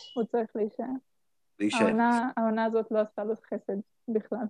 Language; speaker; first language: Hebrew; native; Hebrew